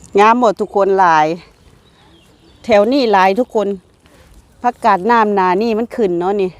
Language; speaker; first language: Thai; non-native, local second language; Lao